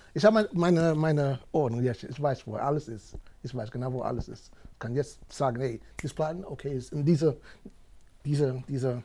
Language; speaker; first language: German; non-native, fluent; English